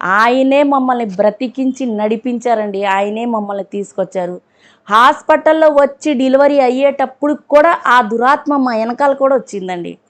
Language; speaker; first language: Telugu; non-native, local second language; Urdu